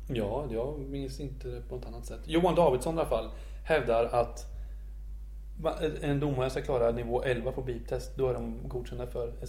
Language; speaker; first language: Swedish; native; Swedish